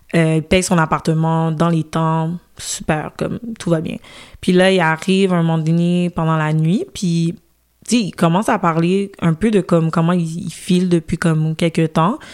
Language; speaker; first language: French; native; French